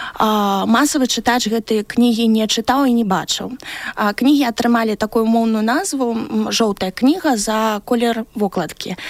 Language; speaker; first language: Belarusian; native; Belarusian